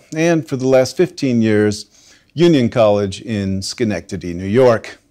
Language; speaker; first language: English; native; English